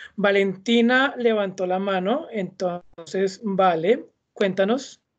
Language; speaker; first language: Spanish; native; Spanish